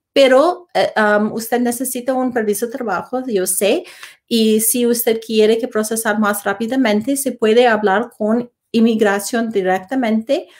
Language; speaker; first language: Spanish; non-native, learner; English